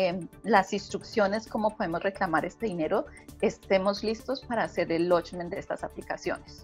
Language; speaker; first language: Spanish; native; Spanish